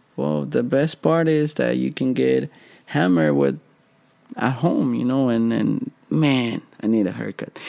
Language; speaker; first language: English; non-native, fluent; Spanish